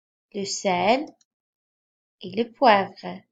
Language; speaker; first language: French; non-native, fluent; English